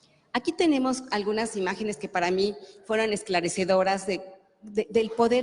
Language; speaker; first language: Spanish; native; Spanish